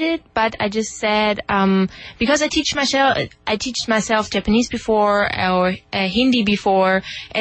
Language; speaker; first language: English; non-native, fluent; German